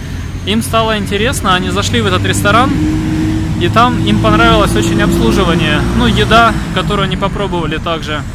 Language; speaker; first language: Russian; native; Russian